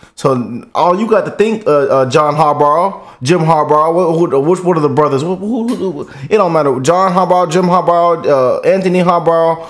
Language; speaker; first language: English; native; English